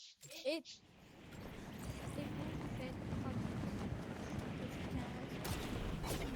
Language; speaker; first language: French; native; French